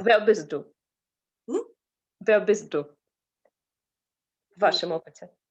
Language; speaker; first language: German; non-native, learner; Russian